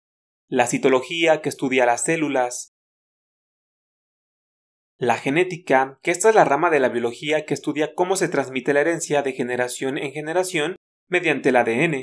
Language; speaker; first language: Spanish; native; Spanish